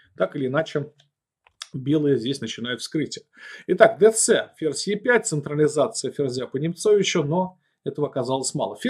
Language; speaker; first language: Russian; native; Russian